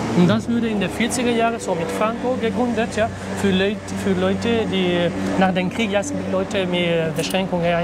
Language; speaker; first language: German; non-native, fluent; Spanish